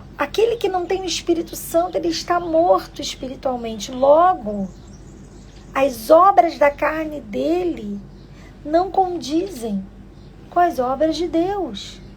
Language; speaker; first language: Portuguese; native; Portuguese